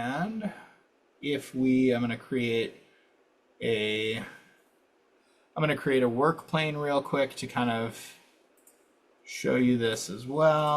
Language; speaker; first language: English; native; English